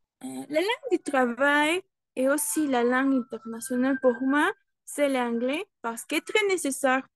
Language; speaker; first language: French; non-native, learner; Spanish